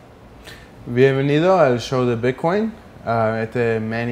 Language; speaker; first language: Spanish; early bilingual, heritage; English